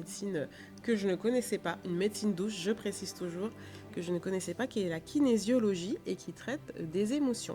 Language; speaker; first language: French; native; French